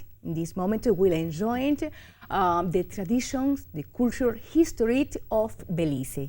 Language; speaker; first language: English; non-native, learner; Spanish